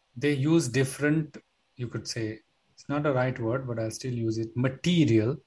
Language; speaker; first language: English; non-native, local second language; Marathi